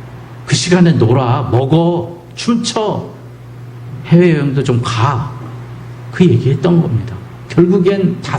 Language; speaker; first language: Korean; native; Korean